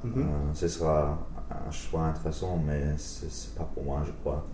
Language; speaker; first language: French; non-native, learner; English